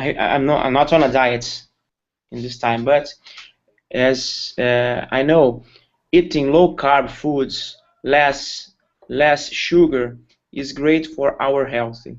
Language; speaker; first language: English; non-native, learner; Portuguese